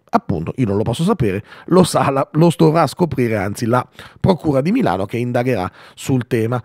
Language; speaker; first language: Italian; native; Italian